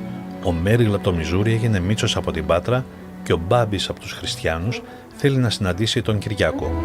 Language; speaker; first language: Greek; native; Greek